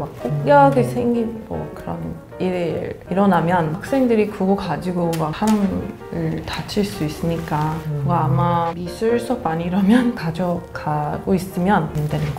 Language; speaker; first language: Korean; non-native, fluent; English